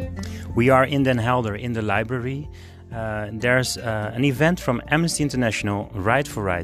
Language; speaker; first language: English; non-native, fluent; Dutch